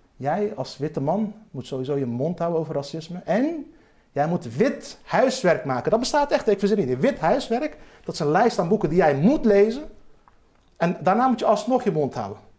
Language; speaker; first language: Dutch; early bilingual, other home language; Turkish